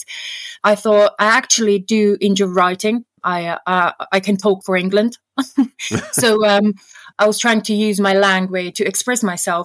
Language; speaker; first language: English; non-native, fluent; Slovak